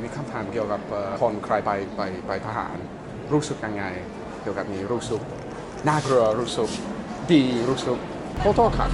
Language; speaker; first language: Thai; non-native, learner; English